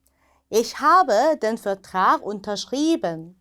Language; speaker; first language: German; non-native, fluent; Korean